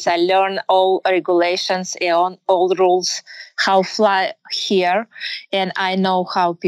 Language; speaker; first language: English; non-native, learner; Russian